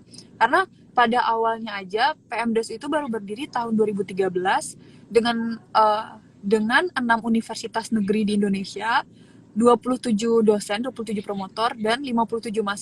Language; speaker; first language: Indonesian; native; Indonesian